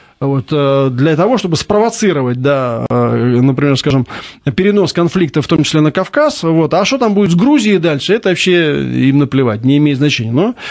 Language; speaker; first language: Russian; native; Russian